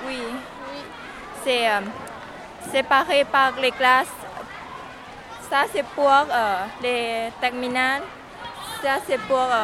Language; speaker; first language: French; non-native, learner; Lao